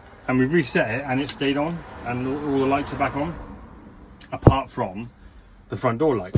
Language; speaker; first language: English; native; English